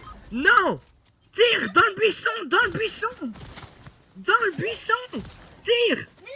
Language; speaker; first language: French; native; French